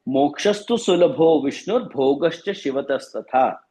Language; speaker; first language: Hindi; non-native, local second language; Gujarati